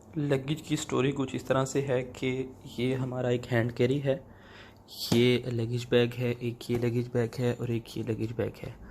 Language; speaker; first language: Urdu; non-native, local second language; Punjabi